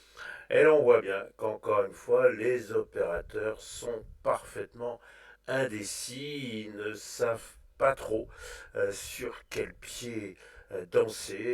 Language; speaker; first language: French; native; French